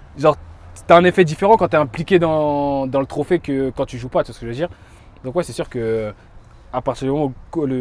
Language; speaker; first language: French; native; French